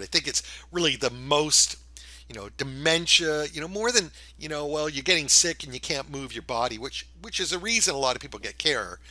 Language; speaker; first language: English; native; English